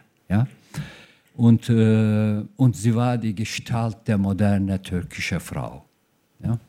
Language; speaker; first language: German; non-native, fluent; Turkish